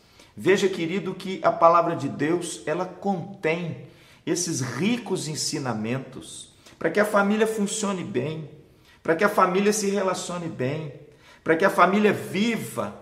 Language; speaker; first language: Portuguese; native; Portuguese